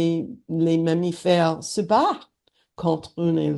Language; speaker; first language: French; non-native, learner; English